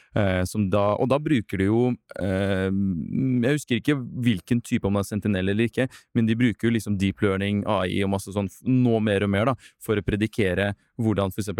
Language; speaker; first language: Norwegian; non-native, fluent; Russian